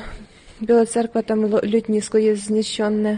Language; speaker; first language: Polish; non-native, learner; Ukrainian